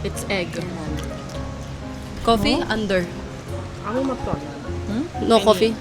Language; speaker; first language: English; non-native, local second language; Filipino